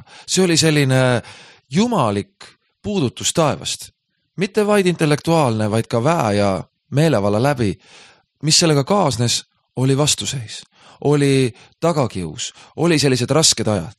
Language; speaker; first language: Estonian; native; Estonian